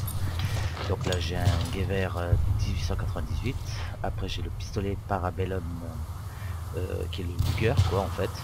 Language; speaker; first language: French; native; French